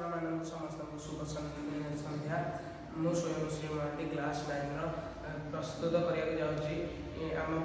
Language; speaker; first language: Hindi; non-native, local second language; Odia